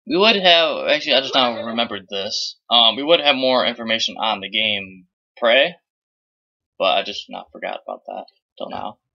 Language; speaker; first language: English; native; English